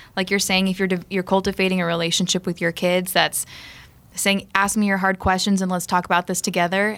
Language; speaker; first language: English; native; English